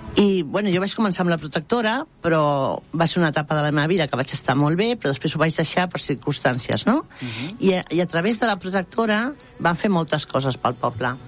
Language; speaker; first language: Catalan; non-native, local second language; Spanish